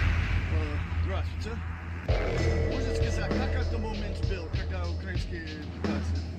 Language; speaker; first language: Russian; non-native, learner; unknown